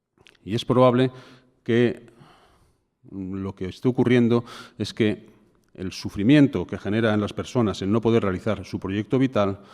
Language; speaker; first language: Spanish; native; Spanish